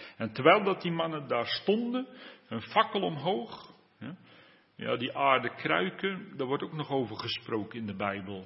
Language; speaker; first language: Dutch; native; Dutch